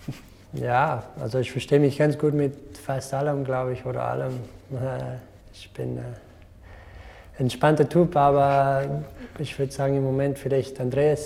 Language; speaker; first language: German; non-native, fluent; English